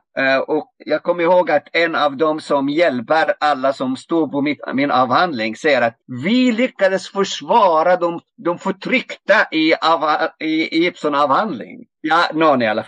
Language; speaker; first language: Swedish; non-native, fluent; Arabic